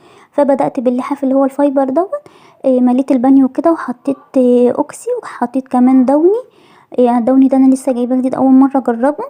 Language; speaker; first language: Arabic; native; Arabic